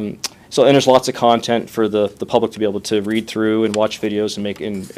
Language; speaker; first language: English; native; English